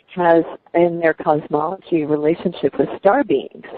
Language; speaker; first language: English; native; English